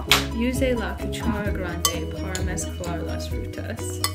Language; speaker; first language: Spanish; non-native, learner; English